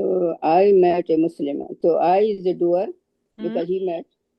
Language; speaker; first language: English; non-native, local second language; Urdu